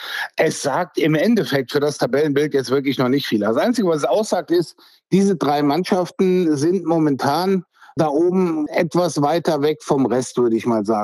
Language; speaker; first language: German; native; German